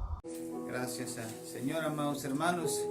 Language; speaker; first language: Spanish; native; Spanish